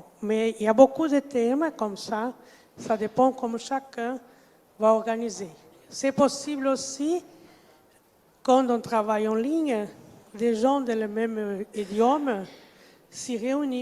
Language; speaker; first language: French; non-native, fluent; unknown